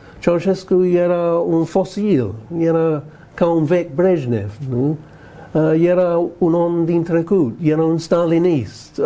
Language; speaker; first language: Romanian; non-native, fluent; English